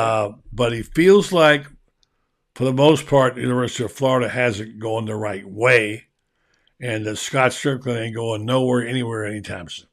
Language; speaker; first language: English; native; English